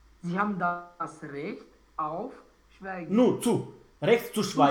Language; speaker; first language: German; non-native, learner; Romanian